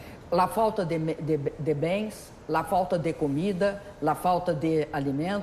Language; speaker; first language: Spanish; non-native, learner; Portuguese